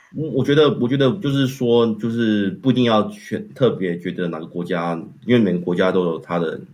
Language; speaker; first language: Chinese; native; Chinese